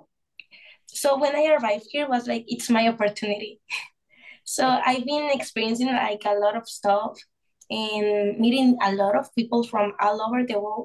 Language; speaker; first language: English; non-native, fluent; Spanish